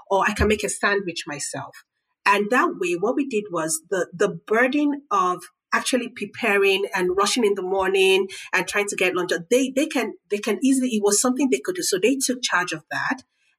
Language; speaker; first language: English; non-native, local second language; Yoruba